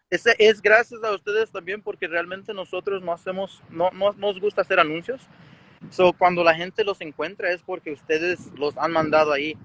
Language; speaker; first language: Spanish; early bilingual, heritage; Spanish